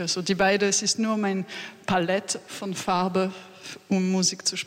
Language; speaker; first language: German; non-native, learner; French